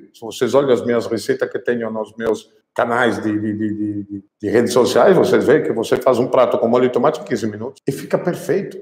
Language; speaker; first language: Portuguese; non-native, fluent; Italian